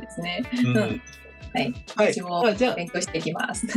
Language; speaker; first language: Japanese; non-native, fluent; Chinese